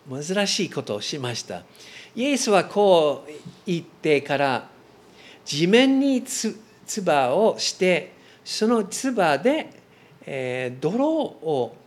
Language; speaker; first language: Japanese; non-native, learner; English